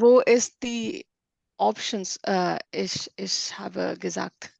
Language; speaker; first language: German; non-native, learner; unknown